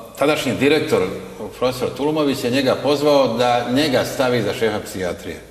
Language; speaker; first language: Bosnian; native; Bosnian